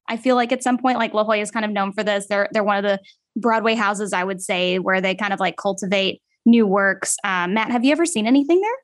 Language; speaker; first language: English; native; English